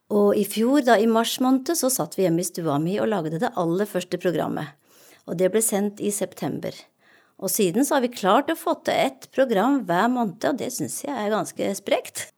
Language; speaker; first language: Norwegian; native; Norwegian